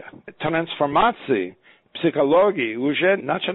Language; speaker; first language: Russian; non-native, fluent; English